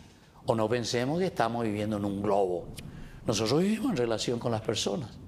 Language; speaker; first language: Spanish; native; Spanish